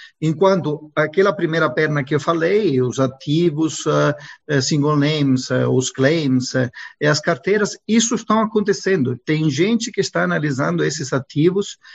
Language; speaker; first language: Portuguese; non-native, fluent; Italian